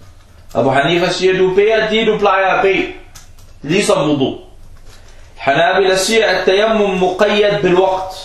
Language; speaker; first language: Danish; non-native, fluent; Arabic